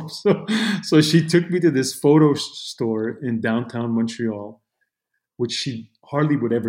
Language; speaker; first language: English; non-native, fluent; Italian